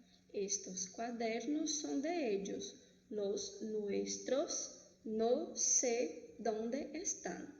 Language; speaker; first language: Spanish; non-native, fluent; Portuguese